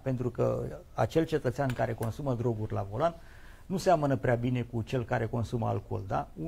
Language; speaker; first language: Romanian; native; Romanian